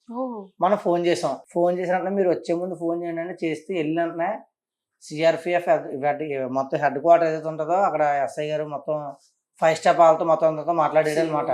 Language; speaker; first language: Telugu; native; Telugu